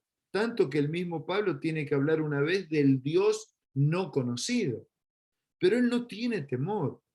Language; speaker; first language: Spanish; native; Spanish